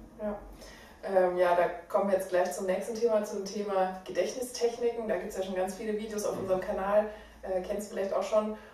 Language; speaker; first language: German; native; German